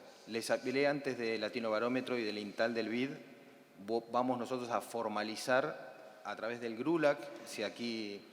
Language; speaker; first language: Spanish; native; Spanish